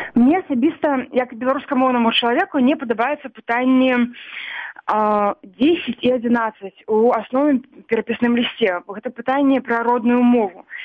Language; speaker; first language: Belarusian; non-native, local second language; Russian